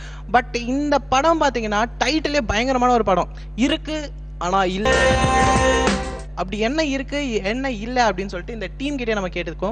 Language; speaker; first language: Tamil; native; Tamil